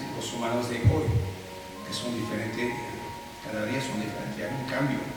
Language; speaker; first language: Spanish; non-native, fluent; French